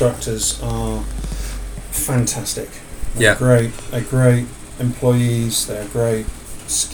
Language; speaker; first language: English; native; English